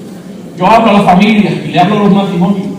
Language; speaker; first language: Spanish; native; Spanish